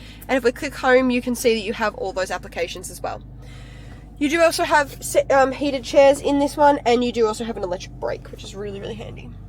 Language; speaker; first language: English; native; English